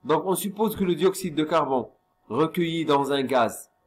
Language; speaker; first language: French; non-native, local second language; Arabic